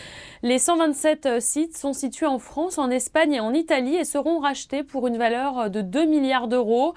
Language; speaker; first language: French; native; French